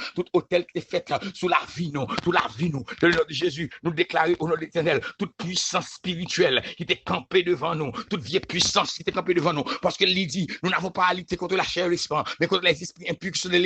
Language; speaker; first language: French; non-native, local second language; Haitian Creole